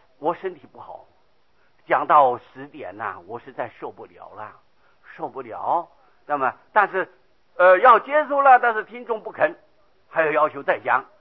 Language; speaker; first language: Chinese; non-native, local second language; Hakka Chinese